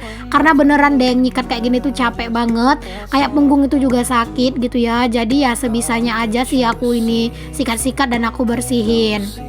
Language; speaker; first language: Indonesian; native; Indonesian